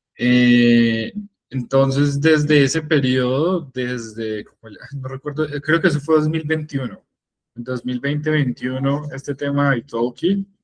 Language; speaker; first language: Spanish; native; Spanish